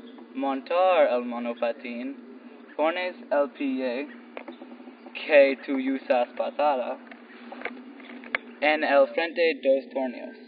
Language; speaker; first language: Spanish; non-native, learner; English